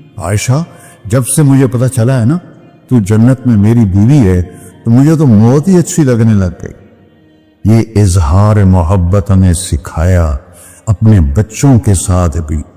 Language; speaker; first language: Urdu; non-native, local second language; Punjabi